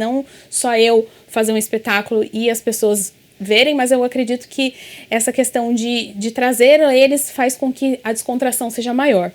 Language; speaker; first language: Portuguese; native; Portuguese